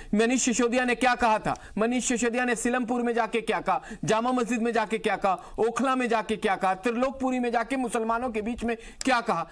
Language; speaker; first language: Hindi; native; Hindi